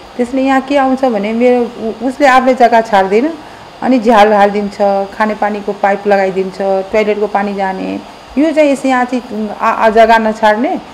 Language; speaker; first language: Nepali; non-native, local second language; Maithili